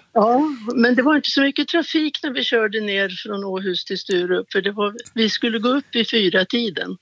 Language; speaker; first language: Swedish; native; Swedish